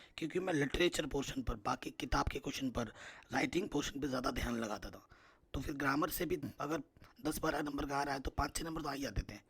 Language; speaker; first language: Hindi; native; Hindi